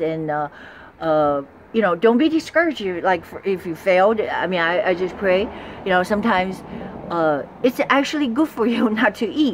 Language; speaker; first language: English; non-native, fluent; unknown